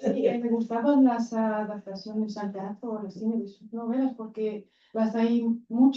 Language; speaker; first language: Spanish; non-native, fluent; Bulgarian